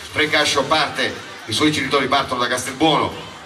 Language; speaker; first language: Italian; native; Italian